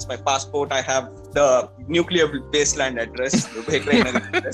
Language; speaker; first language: English; non-native, local second language; Telugu